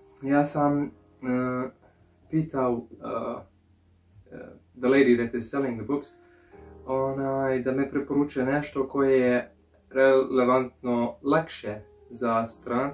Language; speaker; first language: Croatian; early bilingual, heritage; English